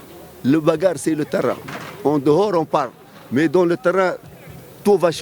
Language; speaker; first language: French; non-native, local second language; Arabic